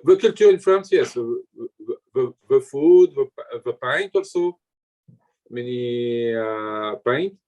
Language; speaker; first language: English; non-native, learner; French